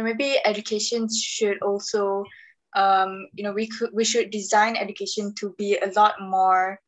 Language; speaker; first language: English; non-native, local second language; Malay